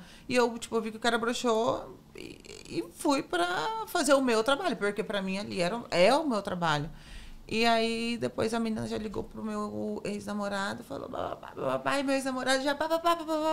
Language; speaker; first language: Portuguese; native; Portuguese